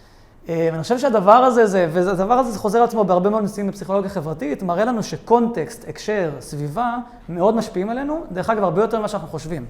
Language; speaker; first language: Hebrew; native; Hebrew